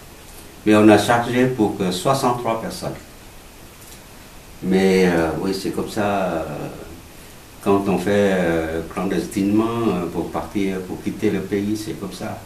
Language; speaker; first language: French; non-native, learner; Vietnamese